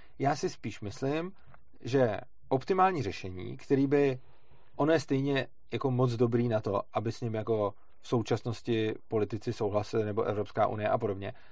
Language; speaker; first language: Czech; native; Czech